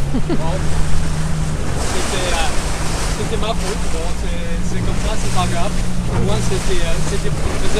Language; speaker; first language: French; non-native, fluent; English